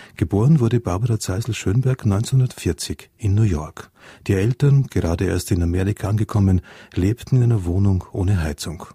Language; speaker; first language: German; native; German